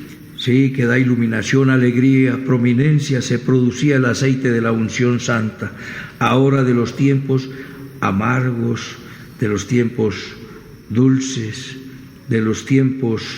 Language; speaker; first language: Spanish; native; Spanish